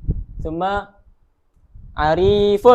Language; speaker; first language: Arabic; non-native, learner; Malay